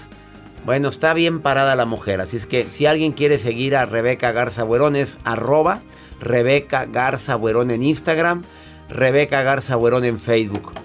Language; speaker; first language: Spanish; native; Spanish